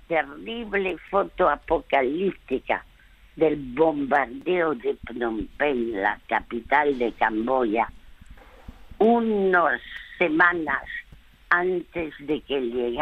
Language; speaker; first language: Spanish; early bilingual, other home language; French